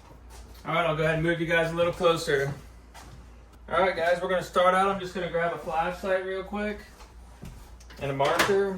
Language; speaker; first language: English; native; English